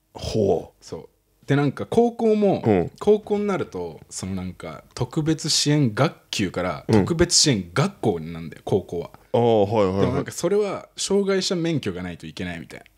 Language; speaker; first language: Japanese; native; Japanese